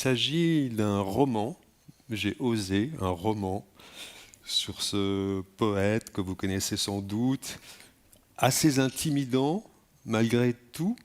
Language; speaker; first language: French; native; French